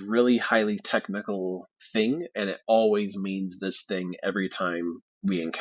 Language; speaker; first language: English; native; English